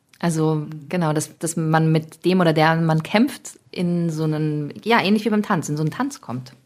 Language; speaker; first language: German; early bilingual, other home language; English